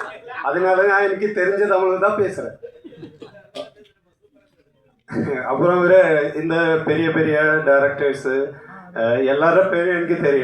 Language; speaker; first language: Tamil; non-native, learner; Malayalam